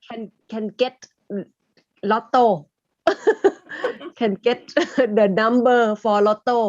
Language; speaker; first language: English; non-native, learner; Thai